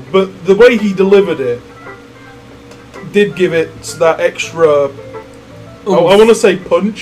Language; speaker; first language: English; native; English